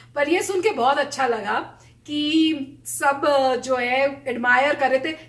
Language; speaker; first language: Hindi; native; Hindi